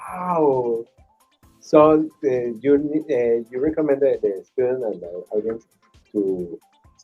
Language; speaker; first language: English; non-native, learner; Spanish